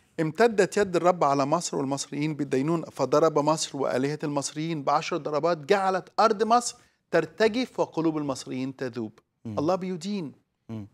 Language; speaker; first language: Arabic; native; Arabic